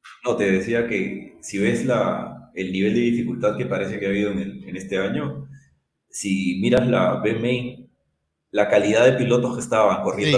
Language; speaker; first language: Spanish; native; Spanish